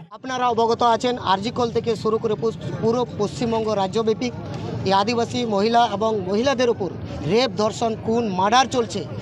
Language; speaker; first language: Bangla; non-native, local second language; Santali